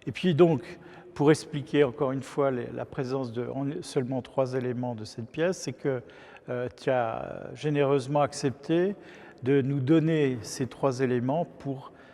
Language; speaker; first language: French; native; French